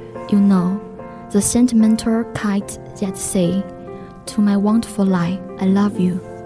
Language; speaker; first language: English; non-native, learner; Chinese